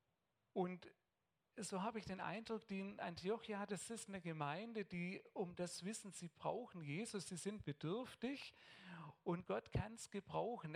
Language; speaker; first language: German; native; German